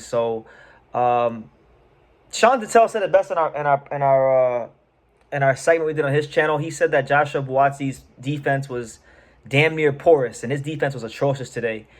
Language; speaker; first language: English; native; English